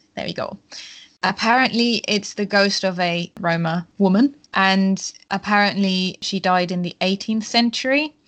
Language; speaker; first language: English; non-native, fluent; German